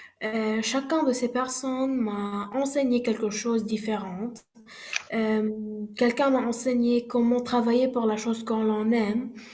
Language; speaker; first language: French; non-native, learner; Arabic